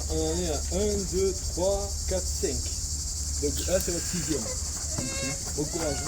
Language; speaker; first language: French; native; French